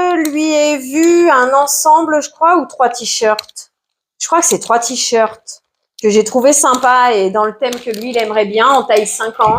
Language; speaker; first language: French; native; French